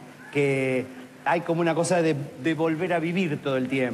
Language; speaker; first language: Spanish; native; Spanish